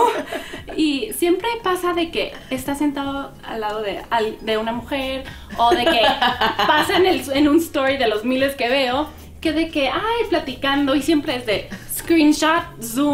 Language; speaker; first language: Spanish; native; Spanish